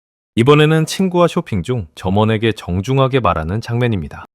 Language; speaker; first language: Korean; native; Korean